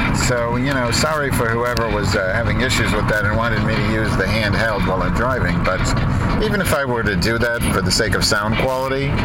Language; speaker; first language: English; native; English